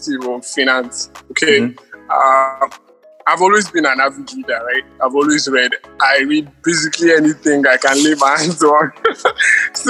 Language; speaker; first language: English; non-native, local second language; Yoruba